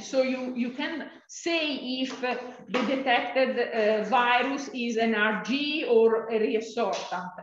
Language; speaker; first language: English; non-native, fluent; Italian